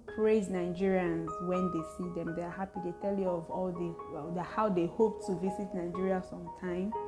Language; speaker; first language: English; non-native, local second language; Igbo